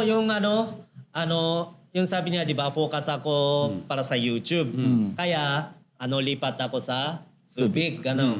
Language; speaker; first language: Filipino; non-native, learner; Japanese